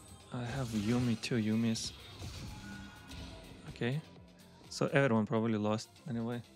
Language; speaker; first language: English; non-native, fluent; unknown